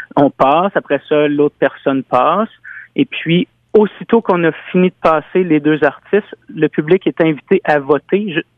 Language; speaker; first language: French; native; French